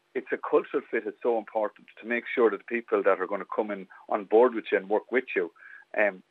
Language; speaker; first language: English; native; English